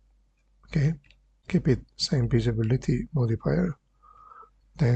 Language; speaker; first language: English; non-native, fluent; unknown